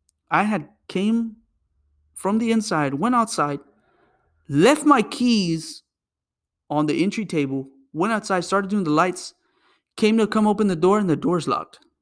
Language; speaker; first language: English; early bilingual, other home language; Spanish